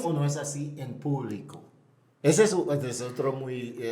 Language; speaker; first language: Spanish; non-native, fluent; English